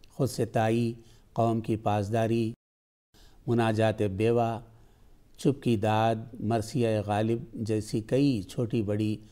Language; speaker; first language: Urdu; native; Urdu